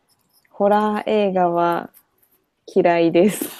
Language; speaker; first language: Japanese; non-native, fluent; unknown